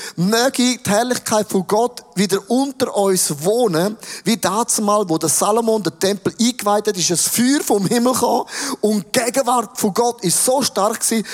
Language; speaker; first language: German; native; German